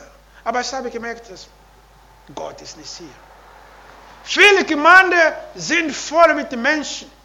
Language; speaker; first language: German; non-native, learner; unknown